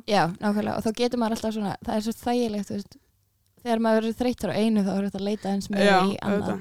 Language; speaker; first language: Icelandic; native; Icelandic